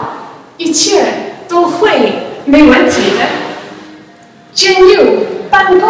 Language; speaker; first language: Chinese; non-native, learner; English